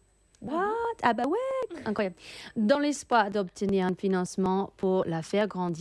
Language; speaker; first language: French; native; French